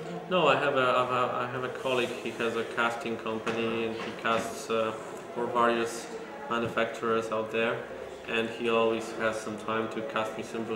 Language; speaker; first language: English; non-native, fluent; Polish